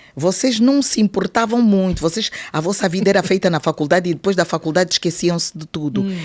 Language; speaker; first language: Portuguese; native; Portuguese